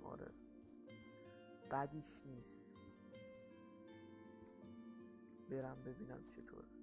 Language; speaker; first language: Persian; native; Persian